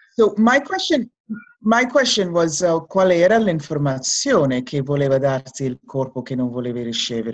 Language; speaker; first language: Italian; non-native, fluent; English